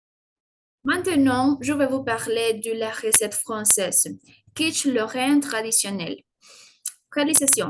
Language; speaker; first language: French; non-native, learner; Spanish